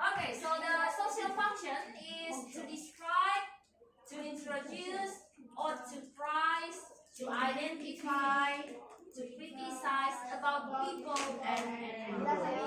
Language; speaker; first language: English; non-native, learner; Indonesian